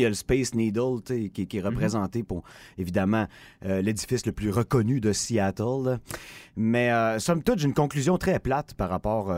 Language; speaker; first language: French; native; French